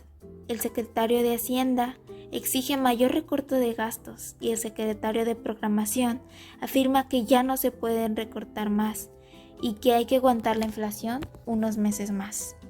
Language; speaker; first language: Spanish; native; Spanish